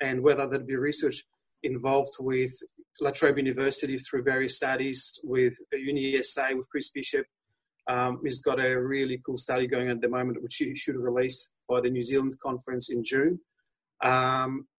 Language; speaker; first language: English; non-native, fluent; Polish